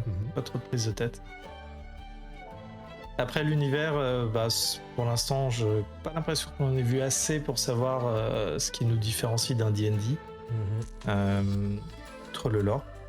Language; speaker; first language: French; native; French